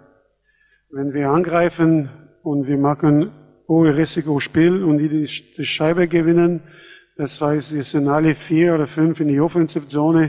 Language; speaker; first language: German; non-native, fluent; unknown